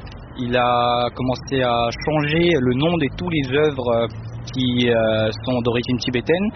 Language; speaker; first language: French; non-native, fluent; Tibetan